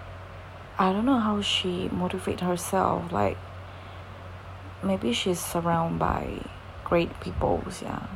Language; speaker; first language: English; non-native, fluent; Indonesian